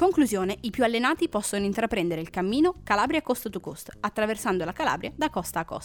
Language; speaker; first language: Italian; native; Italian